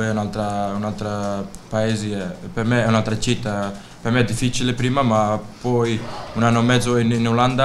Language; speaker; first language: Italian; non-native, learner; Dutch